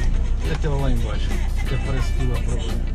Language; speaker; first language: Portuguese; native; Portuguese